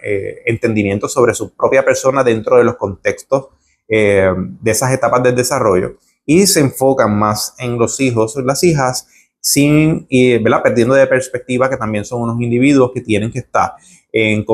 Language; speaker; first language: Spanish; native; Spanish